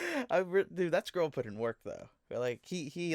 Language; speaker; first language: English; native; English